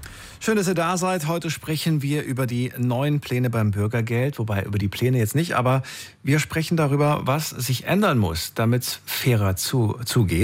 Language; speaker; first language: German; native; German